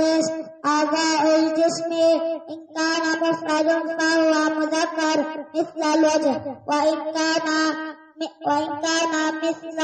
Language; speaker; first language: Arabic; non-native, learner; Indonesian